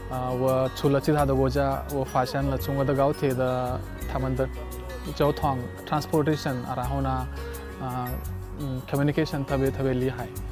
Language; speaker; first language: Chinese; non-native, learner; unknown